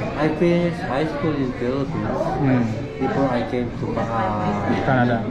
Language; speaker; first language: English; non-native, local second language; Filipino